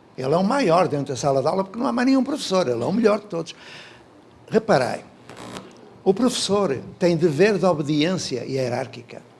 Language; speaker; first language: Portuguese; native; Portuguese